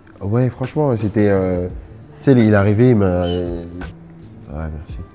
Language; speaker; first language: French; early bilingual, other home language; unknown